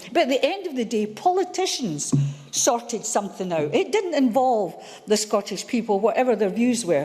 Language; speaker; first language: English; native; English